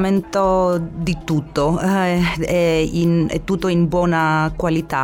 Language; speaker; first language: Italian; non-native, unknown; Greek